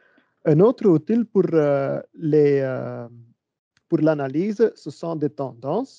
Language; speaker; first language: French; non-native, learner; Dutch